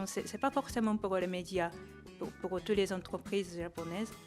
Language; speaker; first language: French; non-native, fluent; Japanese